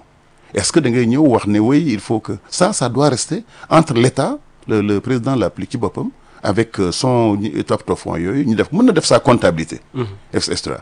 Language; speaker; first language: French; non-native, local second language; Wolof